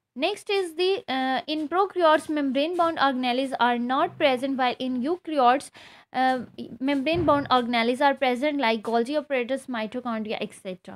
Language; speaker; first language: English; non-native, local second language; Hindi